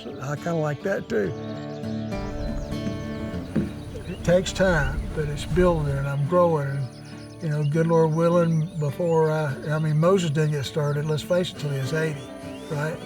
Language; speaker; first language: English; native; English